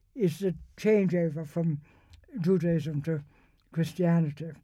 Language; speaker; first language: English; native; English